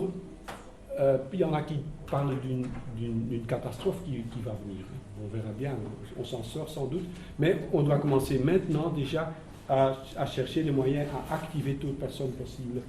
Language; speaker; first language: French; non-native, local second language; Dutch